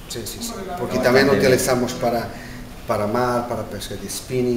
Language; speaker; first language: Spanish; non-native, learner; Portuguese